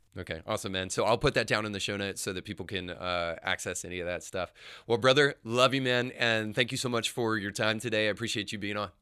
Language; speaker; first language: English; native; English